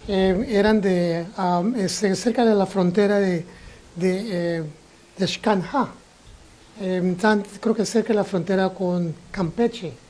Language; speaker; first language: Spanish; non-native, local second language; English